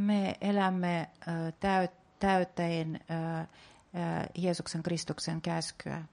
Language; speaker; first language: Finnish; non-native, fluent; Russian